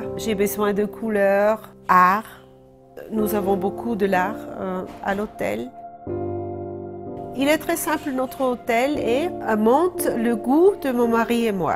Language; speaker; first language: French; non-native, fluent; German